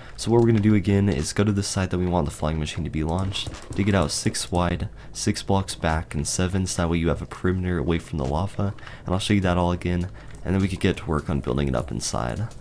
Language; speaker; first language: English; native; English